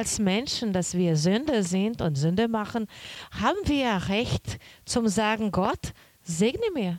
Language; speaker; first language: German; non-native, learner; Portuguese